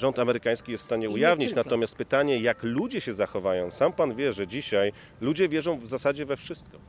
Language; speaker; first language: Polish; native; Polish